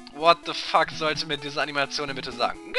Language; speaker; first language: German; native; German